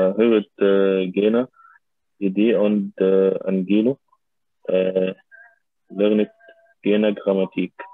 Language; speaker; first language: German; non-native, learner; Arabic